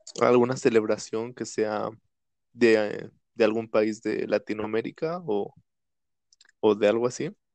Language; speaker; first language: Spanish; native; Spanish